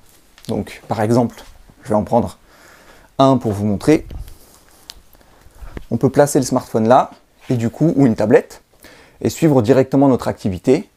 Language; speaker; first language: French; native; French